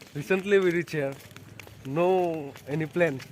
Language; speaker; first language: English; non-native, local second language; Hindi